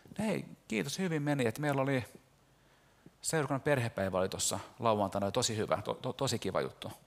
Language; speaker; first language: Finnish; early bilingual, heritage; Finnish